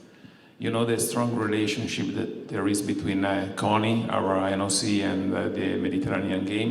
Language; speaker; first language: English; non-native, fluent; Italian